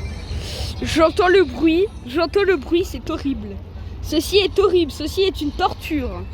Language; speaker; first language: French; native; French